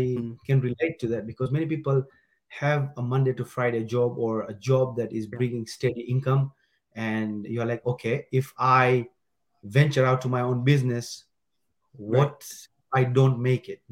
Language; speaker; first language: English; non-native, local second language; Gujarati